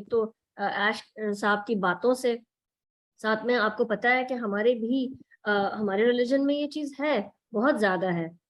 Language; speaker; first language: Urdu; native; Urdu